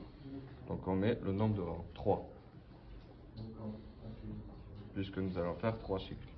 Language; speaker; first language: French; native; French